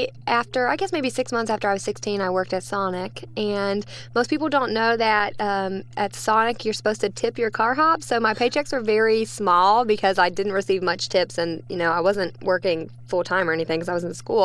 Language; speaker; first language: English; native; English